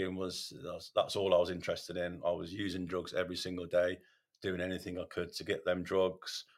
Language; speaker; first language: English; native; English